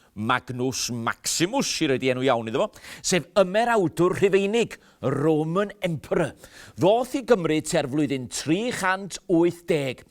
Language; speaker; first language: Welsh; native; Welsh